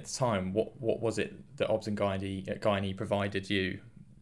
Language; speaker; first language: English; native; English